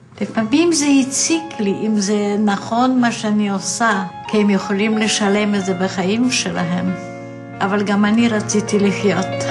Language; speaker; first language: Hebrew; non-native, fluent; Polish